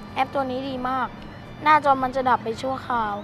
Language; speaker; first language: Thai; native; Thai